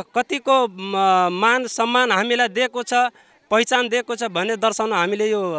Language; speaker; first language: Nepali; non-native, local second language; Maithili